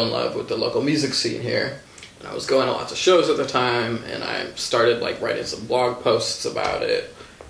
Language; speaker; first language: English; native; English